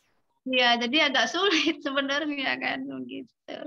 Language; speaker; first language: Indonesian; native; Indonesian